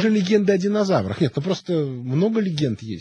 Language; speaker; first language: Russian; native; Russian